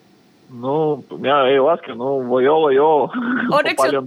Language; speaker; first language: Finnish; non-native, learner; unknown